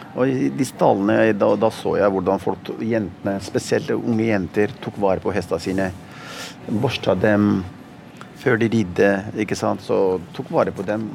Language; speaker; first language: Norwegian; early bilingual, other home language; Punjabi